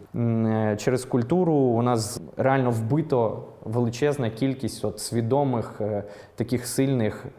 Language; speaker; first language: Ukrainian; non-native, local second language; Russian